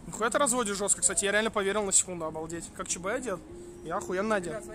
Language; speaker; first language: Russian; native; Russian